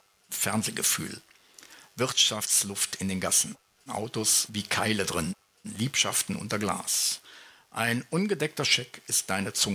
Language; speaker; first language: German; native; German